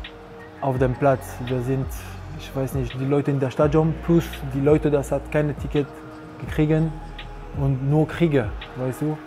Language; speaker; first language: German; non-native, learner; French